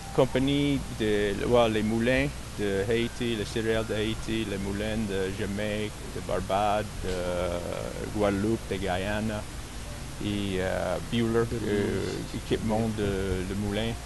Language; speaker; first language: French; non-native, learner; English